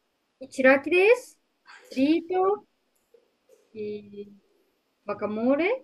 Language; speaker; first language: Spanish; non-native, learner; Japanese